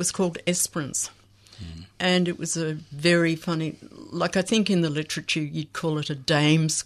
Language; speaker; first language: English; native; English